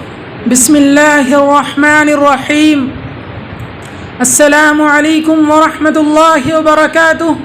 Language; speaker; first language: Arabic; non-native, learner; Urdu